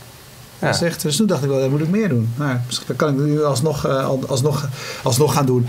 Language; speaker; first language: Dutch; native; Dutch